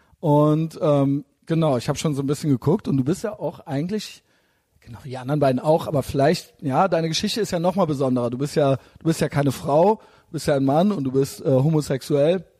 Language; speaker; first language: German; native; German